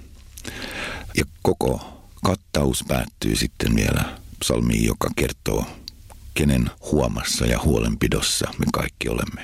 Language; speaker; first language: Finnish; native; Finnish